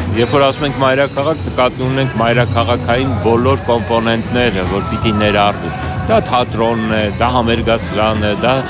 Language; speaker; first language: Armenian; native; Armenian